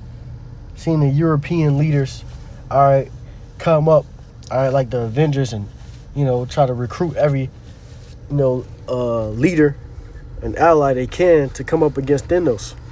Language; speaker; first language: English; native; English